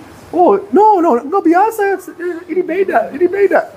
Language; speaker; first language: Indonesian; non-native, fluent; English